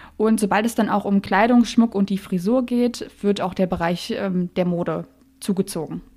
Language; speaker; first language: German; native; German